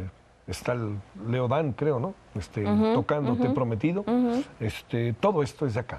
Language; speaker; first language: Spanish; native; Spanish